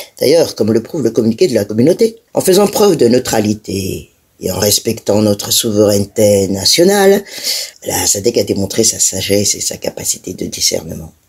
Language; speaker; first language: French; non-native, local second language; Malagasy